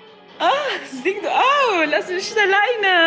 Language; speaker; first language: German; non-native, learner; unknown